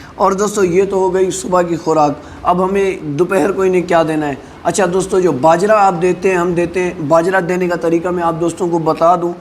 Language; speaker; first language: Urdu; non-native, local second language; Sindhi